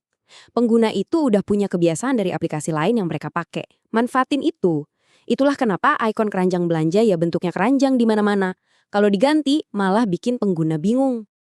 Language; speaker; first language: Indonesian; native; Indonesian